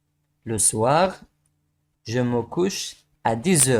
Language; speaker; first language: French; non-native, local second language; Arabic